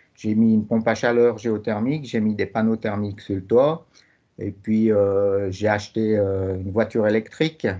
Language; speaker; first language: French; native; French